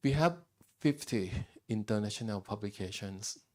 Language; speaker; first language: English; non-native, fluent; Thai